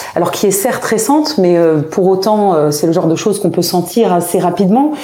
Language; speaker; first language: French; native; French